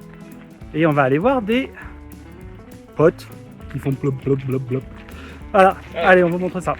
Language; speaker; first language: French; native; French